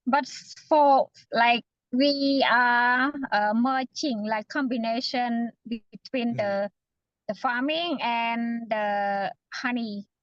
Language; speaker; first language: English; non-native, fluent; Khmer